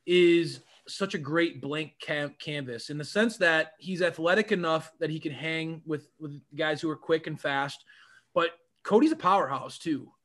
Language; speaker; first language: English; native; English